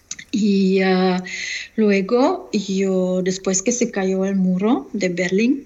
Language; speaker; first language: Spanish; non-native, fluent; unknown